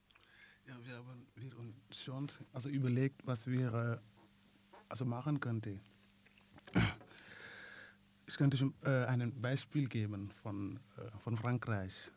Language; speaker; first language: German; non-native, learner; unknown